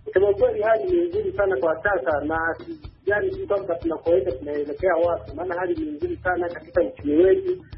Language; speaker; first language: Swahili; non-native, local second language; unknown